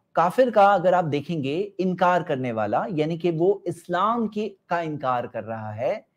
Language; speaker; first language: Hindi; non-native, local second language; Urdu